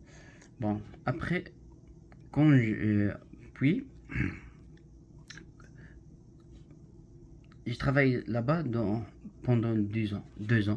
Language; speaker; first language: French; non-native, learner; Arabic